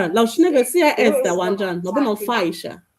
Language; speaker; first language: Chinese; non-native, fluent; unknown